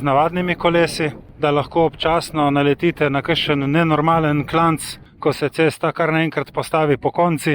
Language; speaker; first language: Slovenian; native; Slovenian